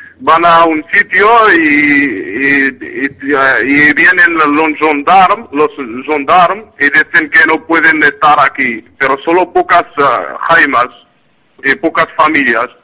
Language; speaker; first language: Spanish; non-native, learner; Arabic